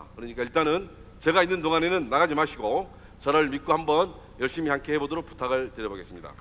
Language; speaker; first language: Korean; native; Korean